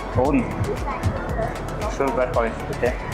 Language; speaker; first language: Mongolian; non-native, learner; Vietnamese